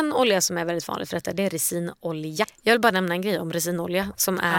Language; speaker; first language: Swedish; native; Swedish